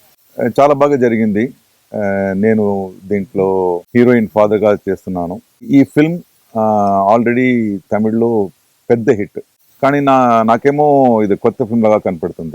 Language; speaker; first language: Telugu; non-native, fluent; Tamil